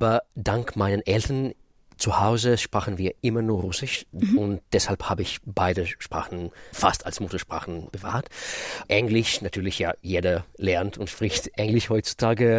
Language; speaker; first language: German; non-native, fluent; Russian